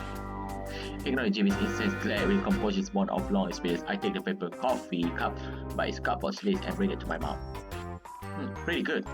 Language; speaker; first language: English; non-native, local second language; Malay